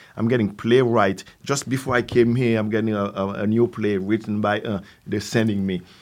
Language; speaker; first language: English; non-native, fluent; Haitian Creole